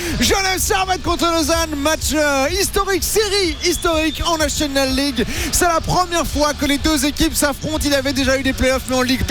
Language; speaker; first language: French; native; French